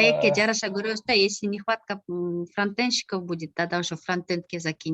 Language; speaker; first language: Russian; non-native, local second language; Kyrgyz